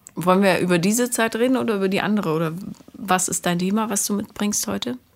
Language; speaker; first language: German; native; German